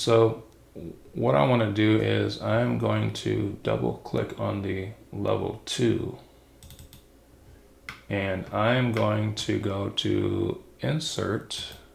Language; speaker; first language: English; native; English